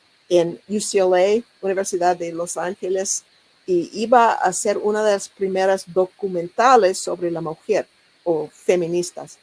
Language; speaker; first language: Spanish; non-native, learner; English